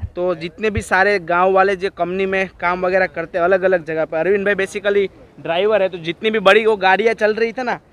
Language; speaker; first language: Hindi; non-native, local second language; Gujarati